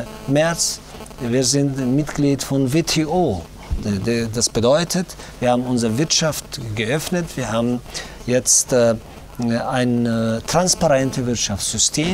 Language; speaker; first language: German; non-native, learner; Tajik